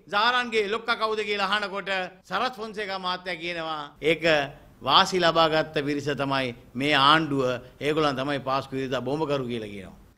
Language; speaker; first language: Sinhala; non-native, local second language; Tamil